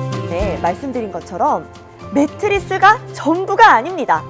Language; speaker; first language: Korean; native; Korean